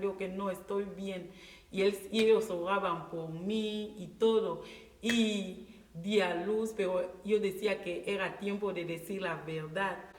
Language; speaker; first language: Spanish; non-native, local second language; Fang